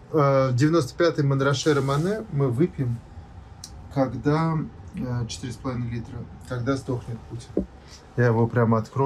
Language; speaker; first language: Russian; native; Russian